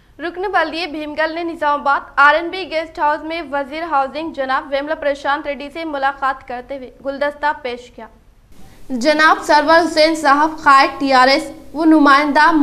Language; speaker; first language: Urdu; native; Urdu